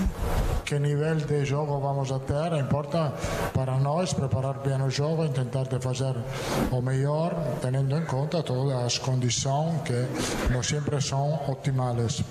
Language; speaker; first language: Portuguese; non-native, learner; Italian